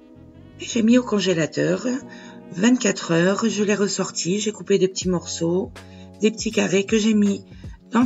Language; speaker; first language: French; native; French